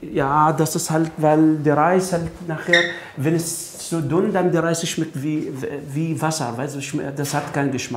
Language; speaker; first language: German; non-native, fluent; Arabic